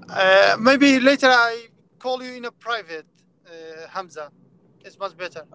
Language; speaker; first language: English; non-native, fluent; Kurdish